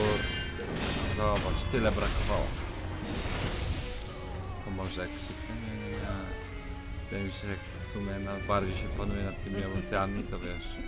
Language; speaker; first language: Polish; native; Polish